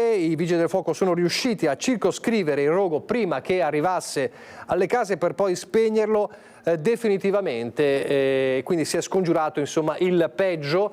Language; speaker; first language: Italian; native; Italian